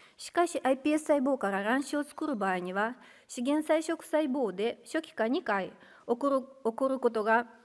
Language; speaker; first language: Japanese; non-native, fluent; Russian